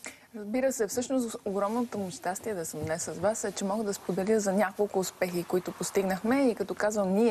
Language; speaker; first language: Bulgarian; native; Bulgarian